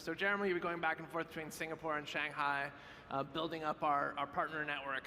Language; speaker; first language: English; native; English